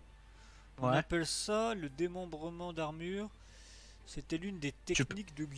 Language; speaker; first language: French; native; French